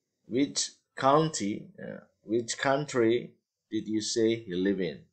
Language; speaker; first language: English; non-native, fluent; Indonesian